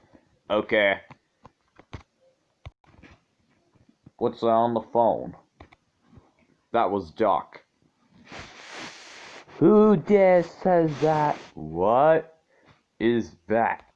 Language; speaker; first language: English; native; English